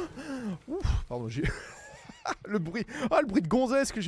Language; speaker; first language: French; native; French